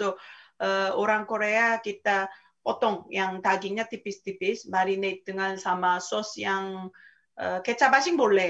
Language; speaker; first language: Indonesian; non-native, fluent; Korean